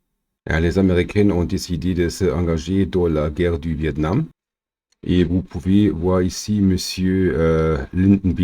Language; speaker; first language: French; non-native, learner; German